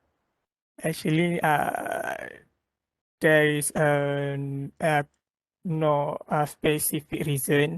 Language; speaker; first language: English; non-native, local second language; Malay